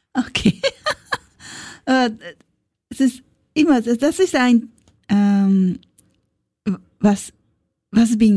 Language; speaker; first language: German; non-native, learner; Japanese